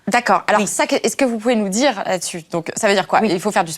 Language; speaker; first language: French; native; French